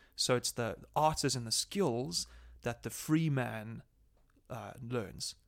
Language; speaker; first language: English; native; English